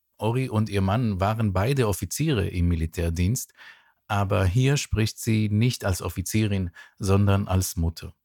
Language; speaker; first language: German; non-native, fluent; Hebrew